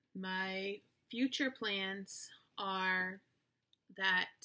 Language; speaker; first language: English; native; English